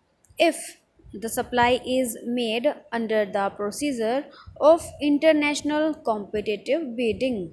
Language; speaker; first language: English; non-native, local second language; Hindi